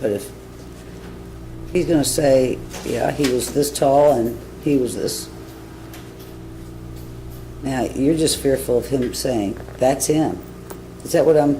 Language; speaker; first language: English; native; English